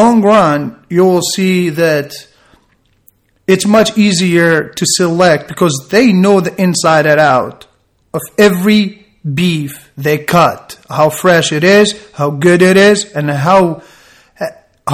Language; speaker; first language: English; non-native, fluent; Arabic